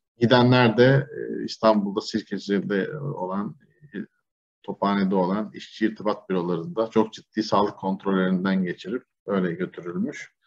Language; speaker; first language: Turkish; native; Turkish